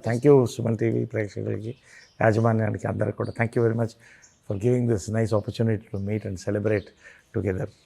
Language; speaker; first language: Telugu; native; Telugu